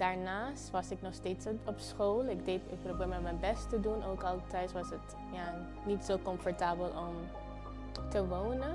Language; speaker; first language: Dutch; non-native, fluent; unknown